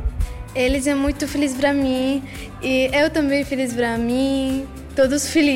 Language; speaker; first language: Portuguese; non-native, learner; Arabic